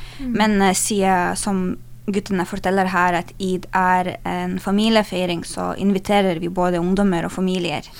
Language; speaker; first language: Norwegian; non-native, fluent; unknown